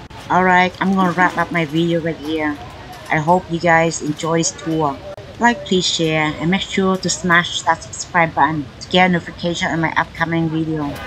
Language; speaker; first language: English; non-native, fluent; Vietnamese